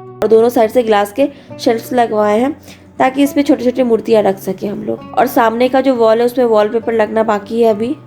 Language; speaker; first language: Hindi; native; Hindi